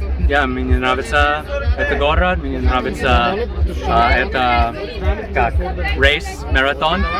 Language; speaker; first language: Russian; non-native, learner; English